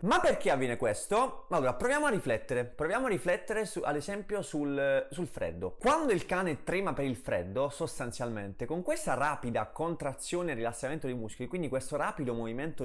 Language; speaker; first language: Italian; native; Italian